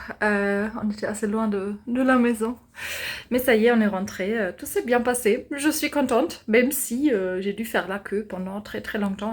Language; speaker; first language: French; non-native, fluent; German